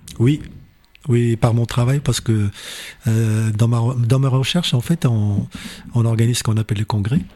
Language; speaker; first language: French; non-native, local second language; Arabic